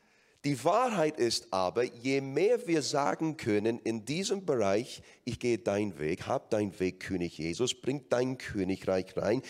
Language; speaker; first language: German; non-native, fluent; English